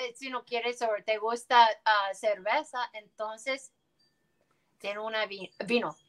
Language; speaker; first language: Spanish; non-native, learner; English